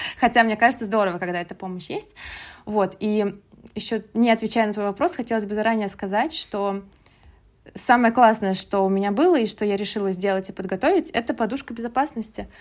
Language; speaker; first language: Russian; native; Russian